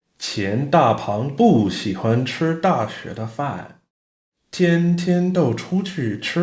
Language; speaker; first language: Chinese; non-native, fluent; English